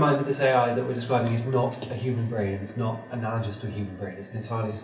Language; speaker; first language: English; native; English